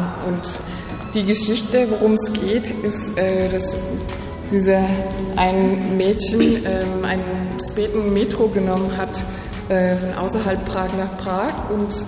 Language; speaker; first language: German; non-native, fluent; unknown